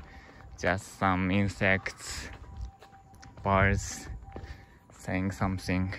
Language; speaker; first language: English; non-native, learner; Japanese